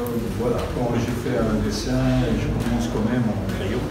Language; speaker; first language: French; non-native, local second language; Dutch